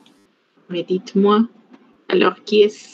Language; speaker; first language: French; non-native, fluent; Spanish